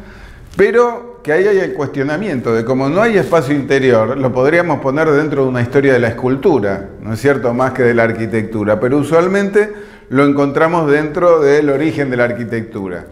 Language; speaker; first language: Spanish; native; Spanish